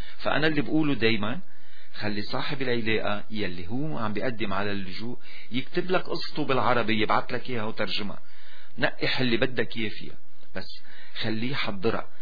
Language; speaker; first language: Arabic; native; Arabic